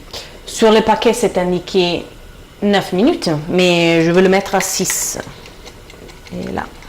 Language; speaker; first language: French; non-native, fluent; Italian